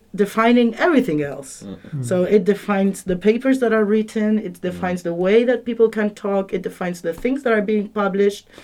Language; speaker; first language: English; non-native, fluent; Spanish